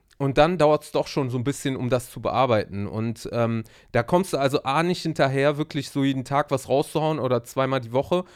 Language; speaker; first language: German; native; German